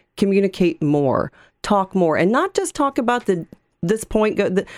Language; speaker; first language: English; native; English